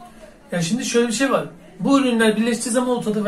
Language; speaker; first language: Turkish; native; Turkish